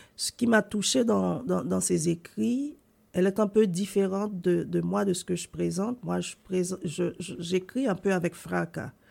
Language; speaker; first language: French; non-native, local second language; Haitian Creole